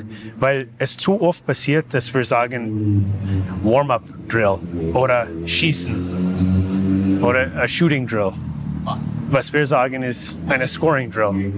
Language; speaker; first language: German; non-native, fluent; English